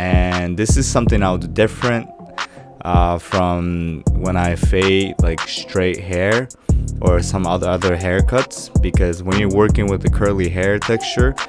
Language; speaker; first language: English; non-native, fluent; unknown